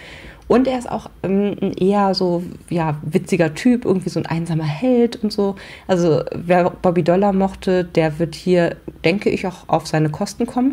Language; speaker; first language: German; native; German